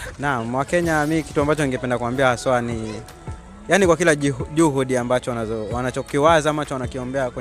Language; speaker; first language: Swahili; native; Swahili